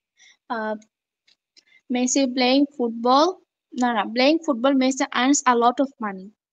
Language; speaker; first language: English; non-native, learner; Bangla